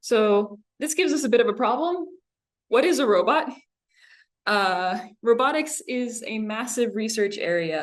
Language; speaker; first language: English; native; English